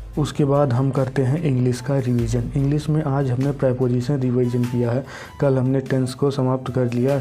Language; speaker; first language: Hindi; native; Hindi